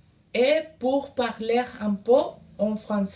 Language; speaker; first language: French; non-native, learner; Spanish